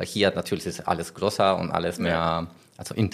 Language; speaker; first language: German; non-native, learner; Spanish